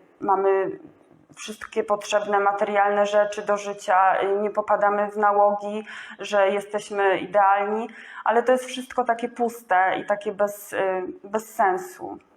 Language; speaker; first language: Polish; native; Polish